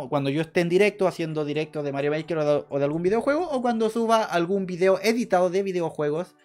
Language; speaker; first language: Spanish; native; Spanish